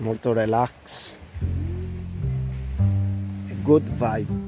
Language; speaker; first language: English; non-native, learner; Italian